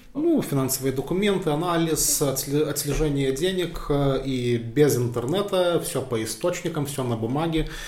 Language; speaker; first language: Russian; non-native, fluent; Lithuanian